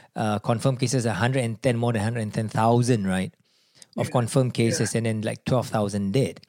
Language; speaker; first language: English; non-native, local second language; Malay